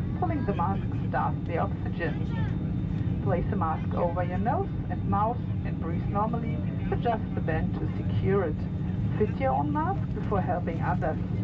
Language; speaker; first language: English; non-native, fluent; German